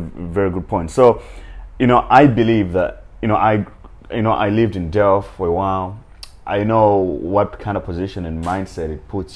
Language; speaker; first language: English; non-native, local second language; Nyanja